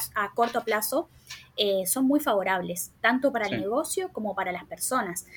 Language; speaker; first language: Spanish; native; Spanish